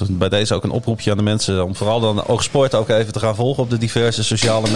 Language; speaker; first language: Dutch; native; Dutch